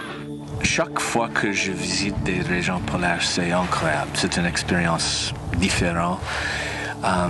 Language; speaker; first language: French; non-native, learner; English